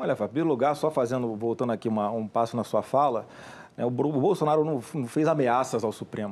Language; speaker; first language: Portuguese; native; Portuguese